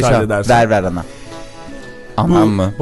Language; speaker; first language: Turkish; native; Turkish